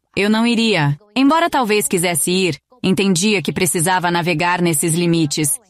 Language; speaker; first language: Portuguese; non-native, fluent; Greek